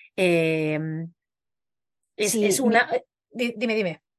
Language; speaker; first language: Spanish; native; Spanish